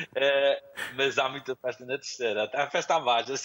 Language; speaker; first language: Portuguese; native; Portuguese